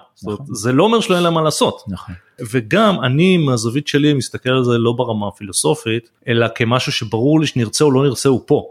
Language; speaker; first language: Hebrew; native; Hebrew